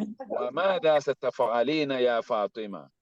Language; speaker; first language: Arabic; non-native, fluent; English